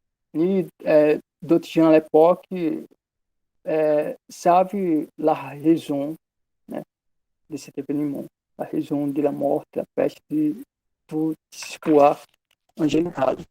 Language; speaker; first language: French; non-native, learner; Portuguese